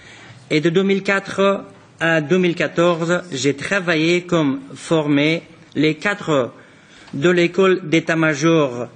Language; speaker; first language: French; non-native, fluent; Persian